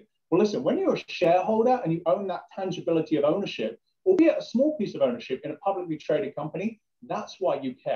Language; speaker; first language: English; native; English